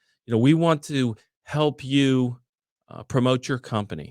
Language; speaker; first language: English; native; English